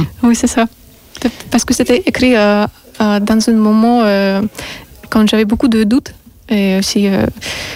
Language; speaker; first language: French; non-native, learner; Russian